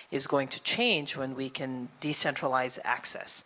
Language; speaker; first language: English; native; English